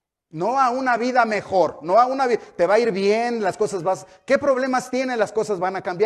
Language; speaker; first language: Spanish; native; Spanish